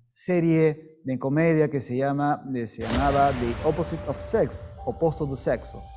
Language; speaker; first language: Spanish; native; Spanish